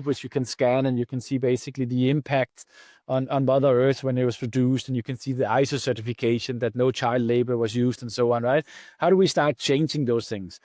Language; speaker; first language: English; non-native, fluent; Danish